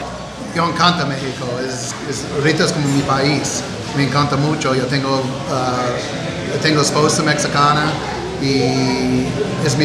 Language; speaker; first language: Spanish; non-native, learner; English